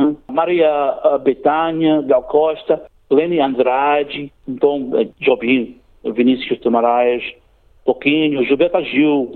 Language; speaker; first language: Portuguese; non-native, learner; English